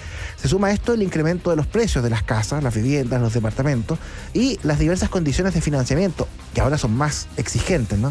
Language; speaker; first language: Spanish; native; Spanish